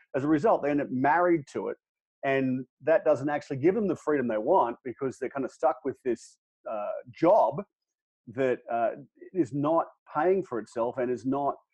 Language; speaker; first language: English; native; English